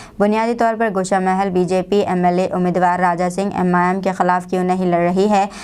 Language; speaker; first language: Hindi; non-native, local second language; Urdu